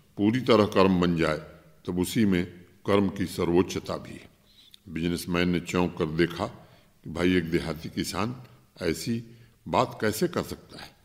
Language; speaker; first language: Hindi; native; Hindi